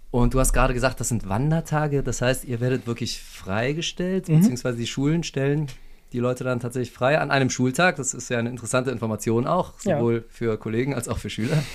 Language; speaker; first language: German; native; German